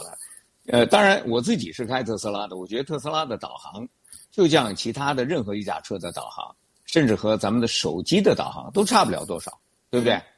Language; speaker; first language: Chinese; native; Chinese